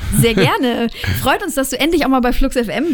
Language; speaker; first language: German; native; German